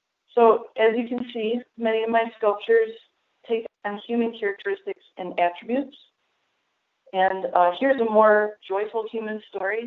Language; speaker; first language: English; native; English